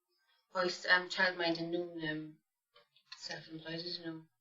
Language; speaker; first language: Welsh; non-native, local second language; English